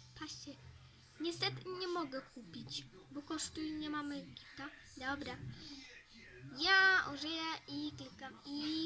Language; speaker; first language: Polish; early bilingual, heritage; Polish